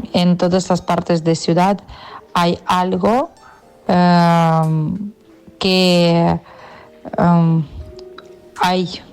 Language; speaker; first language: Spanish; non-native, fluent; Ukrainian